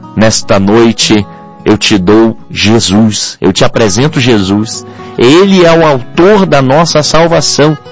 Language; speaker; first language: Portuguese; native; Portuguese